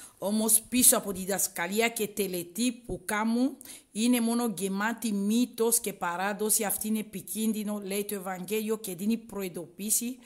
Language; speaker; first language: Greek; non-native, learner; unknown